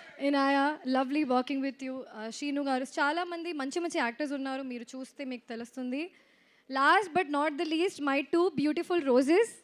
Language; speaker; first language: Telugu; non-native, learner; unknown